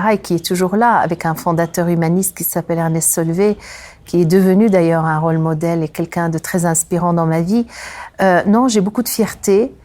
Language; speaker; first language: French; non-native, local second language; Arabic